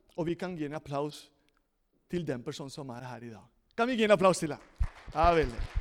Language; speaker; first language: Norwegian; non-native, fluent; Spanish